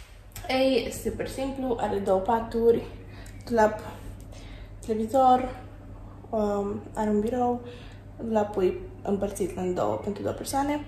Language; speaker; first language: Romanian; native; Romanian